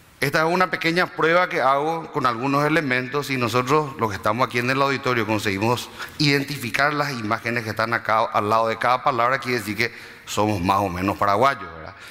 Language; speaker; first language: Spanish; native; Spanish